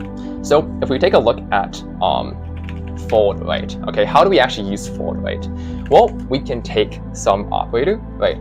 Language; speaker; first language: English; native; English